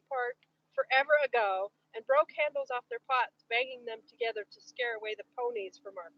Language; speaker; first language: English; native; English